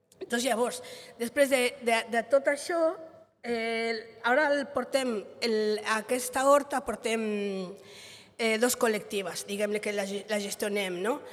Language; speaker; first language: Catalan; non-native, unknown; Spanish